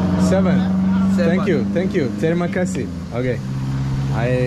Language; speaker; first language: English; non-native, fluent; Azerbaijani